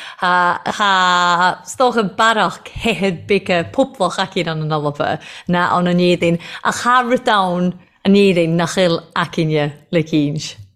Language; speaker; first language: Irish; native; Irish